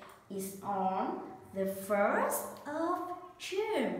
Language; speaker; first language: English; non-native, fluent; Vietnamese